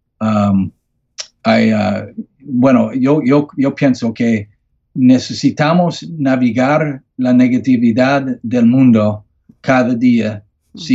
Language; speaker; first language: Spanish; non-native, learner; English